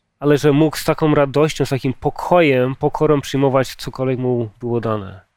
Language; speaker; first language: Polish; early bilingual, heritage; Polish